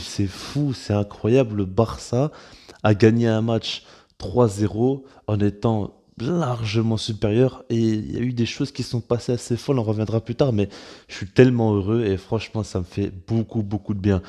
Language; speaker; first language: French; native; French